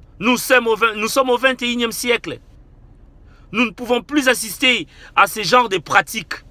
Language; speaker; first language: French; non-native, local second language; Lingala